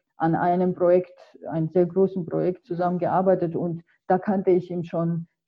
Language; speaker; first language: German; non-native, fluent; Georgian